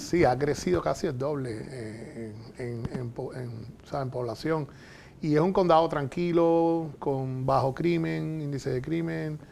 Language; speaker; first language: Spanish; native; Spanish